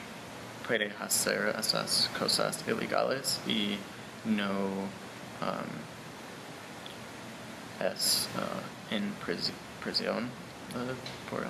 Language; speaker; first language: Spanish; non-native, learner; English